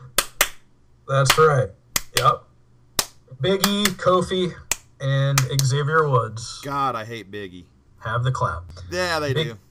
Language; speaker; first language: English; native; English